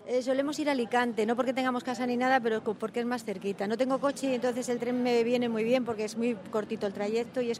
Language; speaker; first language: Spanish; native; Spanish